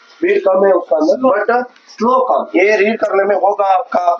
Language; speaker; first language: Hindi; non-native, local second language; Kannada